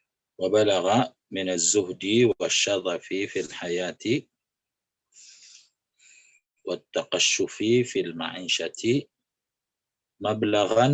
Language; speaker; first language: Arabic; non-native, fluent; Indonesian